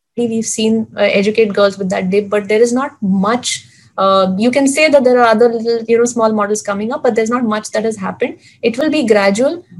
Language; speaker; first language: English; non-native, local second language; Hindi